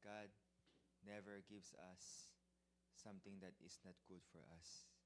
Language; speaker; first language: English; non-native, local second language; Filipino